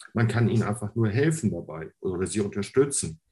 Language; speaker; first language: German; native; German